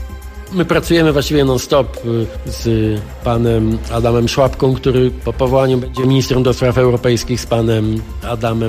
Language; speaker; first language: Polish; native; Polish